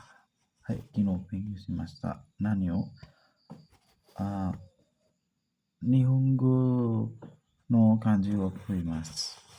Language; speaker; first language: Japanese; non-native, learner; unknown